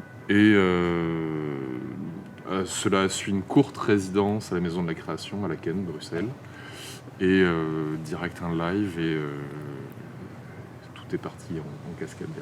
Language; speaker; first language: French; native; French